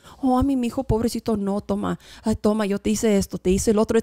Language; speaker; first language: Spanish; early bilingual, heritage; Spanish